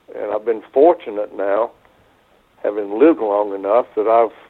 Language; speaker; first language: English; native; English